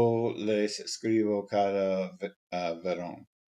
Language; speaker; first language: Spanish; non-native, learner; English